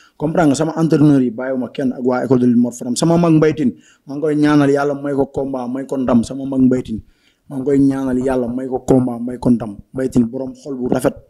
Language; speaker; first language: Wolof; non-native, local second language; Bambara